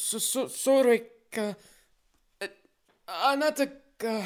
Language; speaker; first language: Japanese; non-native, learner; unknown